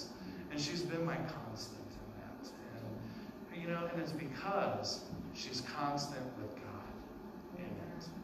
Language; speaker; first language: English; native; English